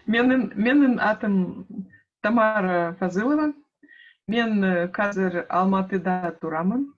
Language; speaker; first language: Kazakh; non-native, local second language; Russian